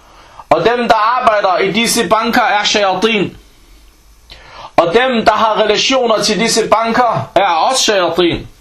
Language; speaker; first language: Danish; early bilingual, other home language; Arabic